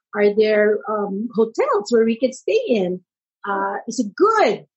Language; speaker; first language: English; non-native, local second language; Filipino